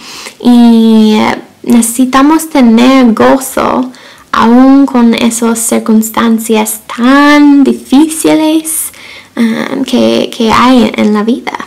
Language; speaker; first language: Spanish; non-native, fluent; English